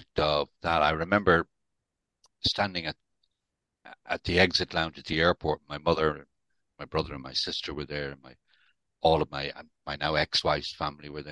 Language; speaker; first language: English; native; English